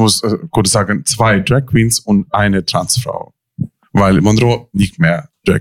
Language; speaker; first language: German; non-native, learner; Ukrainian